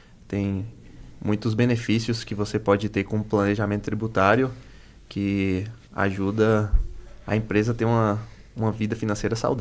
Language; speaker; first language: Portuguese; native; Portuguese